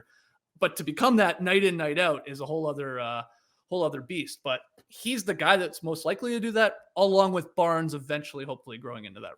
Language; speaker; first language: English; native; English